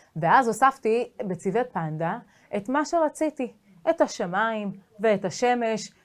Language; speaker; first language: Hebrew; native; Hebrew